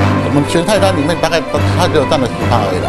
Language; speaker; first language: Chinese; native; Chinese